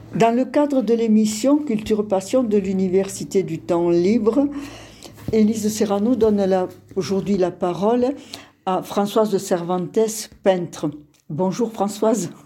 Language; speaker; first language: French; native; French